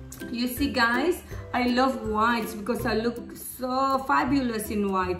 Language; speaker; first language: English; non-native, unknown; Indonesian